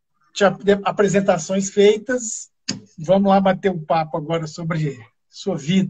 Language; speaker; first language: Portuguese; native; Portuguese